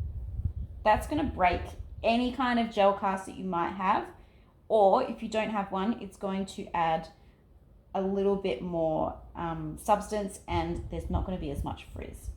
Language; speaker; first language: English; native; English